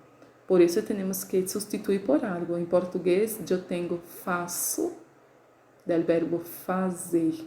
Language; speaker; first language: Spanish; non-native, learner; Portuguese